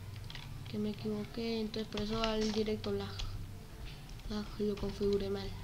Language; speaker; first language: Spanish; native; Spanish